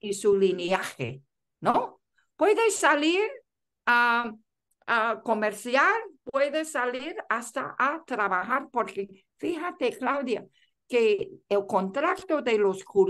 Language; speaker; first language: Spanish; non-native, fluent; Chinese